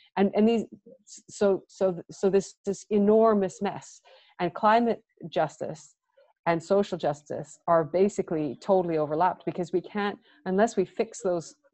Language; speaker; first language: English; native; English